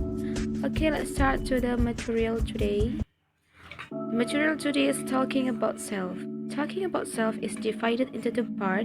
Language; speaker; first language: English; non-native, fluent; Indonesian